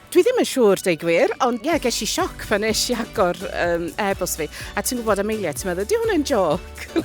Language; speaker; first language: Welsh; non-native, local second language; English